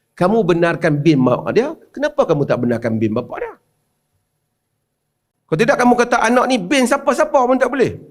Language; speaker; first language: Malay; native; Malay